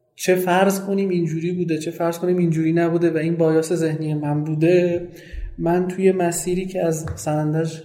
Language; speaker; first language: Persian; non-native, local second language; Kurdish